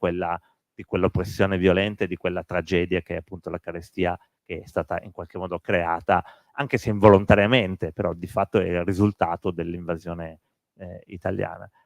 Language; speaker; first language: Italian; native; Italian